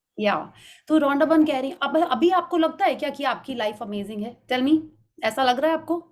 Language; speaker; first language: Hindi; native; Hindi